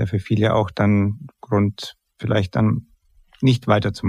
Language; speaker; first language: German; native; German